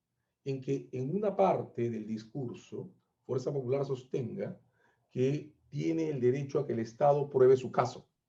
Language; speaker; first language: Spanish; native; Spanish